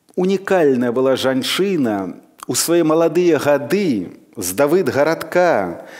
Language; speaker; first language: Russian; non-native, local second language; Belarusian